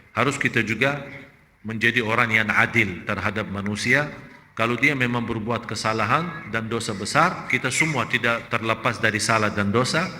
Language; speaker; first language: Malay; non-native, fluent; Arabic